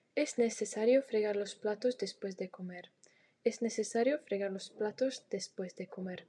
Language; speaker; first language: Spanish; non-native, fluent; Czech